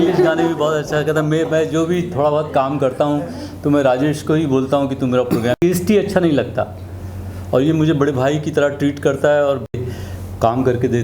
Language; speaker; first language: Hindi; native; Hindi